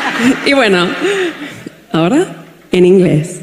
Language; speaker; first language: Spanish; non-native, learner; English